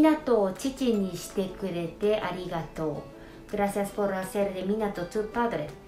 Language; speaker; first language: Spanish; non-native, fluent; Japanese